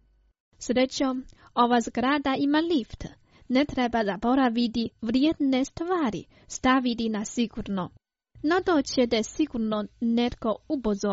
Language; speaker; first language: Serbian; non-native, fluent; Chinese